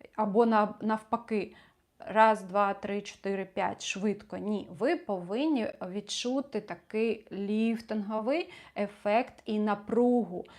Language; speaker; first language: Ukrainian; non-native, local second language; Russian